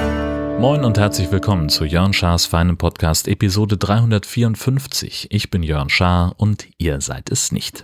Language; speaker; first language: German; native; German